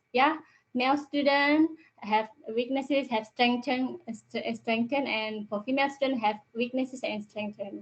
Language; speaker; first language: English; non-native, learner; Indonesian